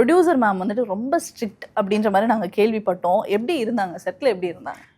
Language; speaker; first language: Tamil; native; Tamil